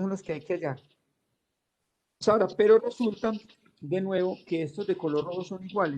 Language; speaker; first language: Spanish; native; Spanish